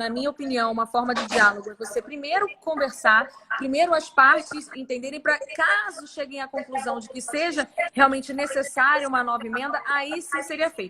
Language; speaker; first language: Portuguese; native; Portuguese